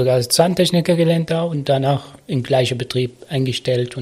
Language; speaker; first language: German; non-native, learner; Arabic